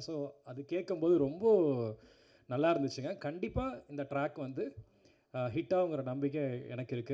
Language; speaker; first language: Tamil; native; Tamil